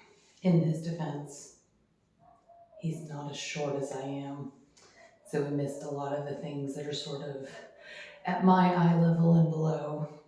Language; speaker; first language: English; native; English